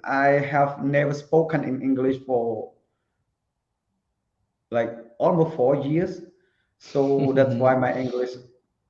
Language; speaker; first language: English; non-native, learner; Khmer